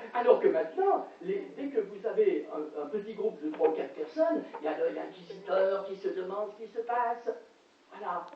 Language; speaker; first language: French; native; French